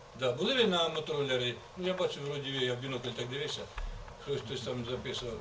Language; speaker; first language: Ukrainian; native; Ukrainian